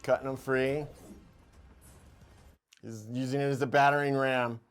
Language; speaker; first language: English; native; English